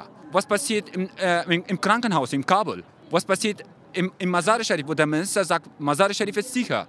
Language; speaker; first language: German; non-native, fluent; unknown